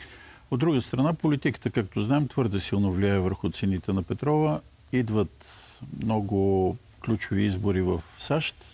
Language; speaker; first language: Bulgarian; native; Bulgarian